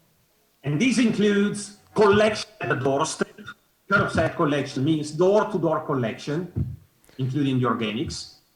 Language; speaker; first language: English; non-native, fluent; Italian